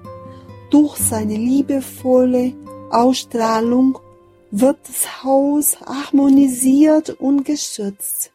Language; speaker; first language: German; non-native, fluent; Portuguese